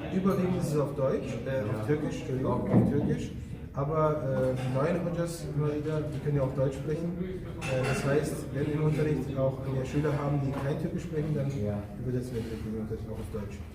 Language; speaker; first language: German; early bilingual, other home language; Turkish